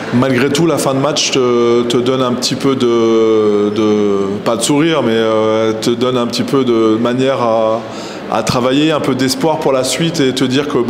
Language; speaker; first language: French; native; French